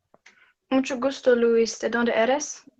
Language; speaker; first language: Spanish; non-native, learner; English